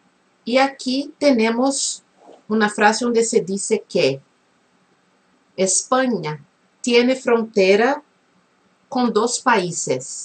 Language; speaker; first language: Spanish; non-native, fluent; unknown